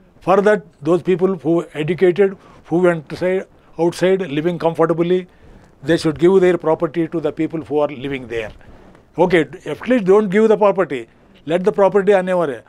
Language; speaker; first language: English; non-native, local second language; Telugu